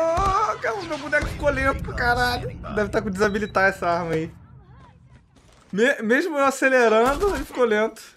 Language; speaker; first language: Portuguese; native; Portuguese